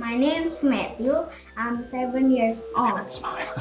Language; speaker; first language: English; non-native, learner; Indonesian